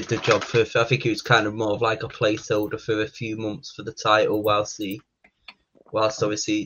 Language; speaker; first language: English; native; English